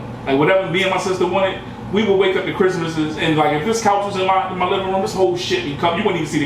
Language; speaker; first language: English; native; English